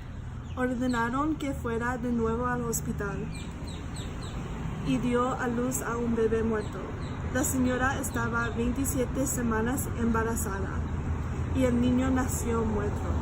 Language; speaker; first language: Spanish; non-native, learner; English